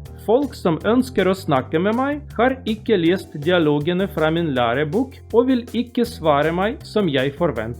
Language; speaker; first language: Norwegian; non-native, learner; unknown